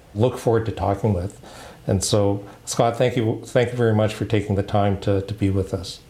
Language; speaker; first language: English; native; English